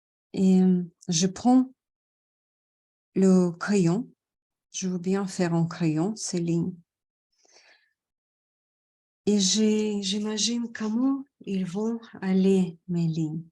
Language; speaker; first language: French; non-native, fluent; Russian